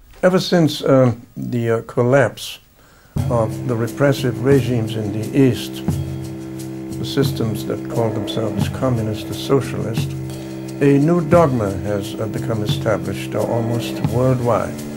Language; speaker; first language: English; non-native, fluent; German